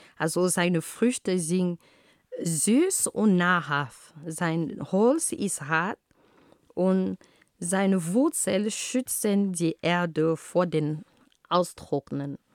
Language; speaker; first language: German; non-native, fluent; Ghomala